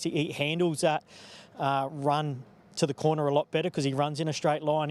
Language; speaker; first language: English; native; English